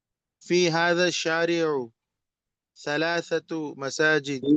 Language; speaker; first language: Arabic; non-native, learner; Urdu